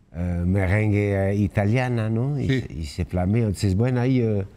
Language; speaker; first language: Spanish; non-native, fluent; French